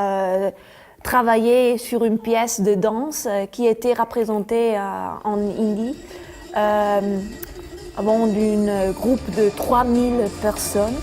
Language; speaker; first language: French; non-native, fluent; Italian